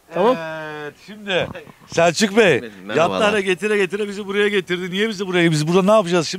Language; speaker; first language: Turkish; native; Turkish